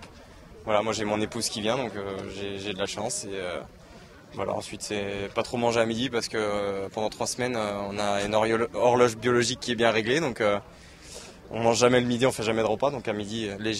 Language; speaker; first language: French; native; French